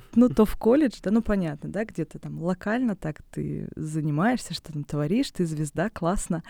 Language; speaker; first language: Russian; native; Russian